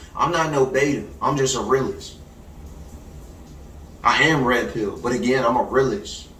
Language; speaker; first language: English; native; English